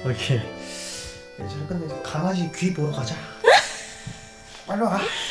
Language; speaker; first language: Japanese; non-native, learner; Korean